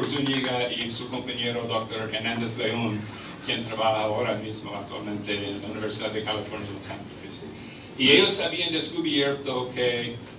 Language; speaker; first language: Spanish; non-native, fluent; English